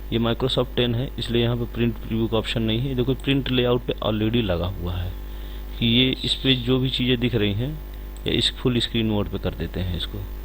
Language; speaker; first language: Hindi; native; Hindi